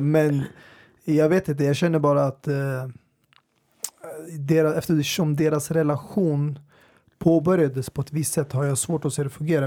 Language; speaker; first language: Swedish; native; Swedish